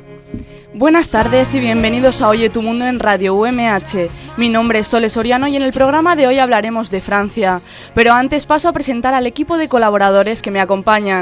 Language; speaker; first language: Spanish; native; Spanish